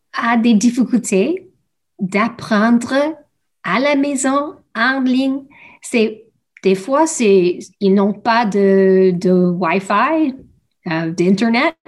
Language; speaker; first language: French; non-native, learner; English